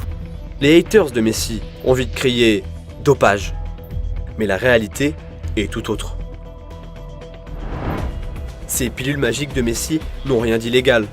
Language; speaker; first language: French; native; French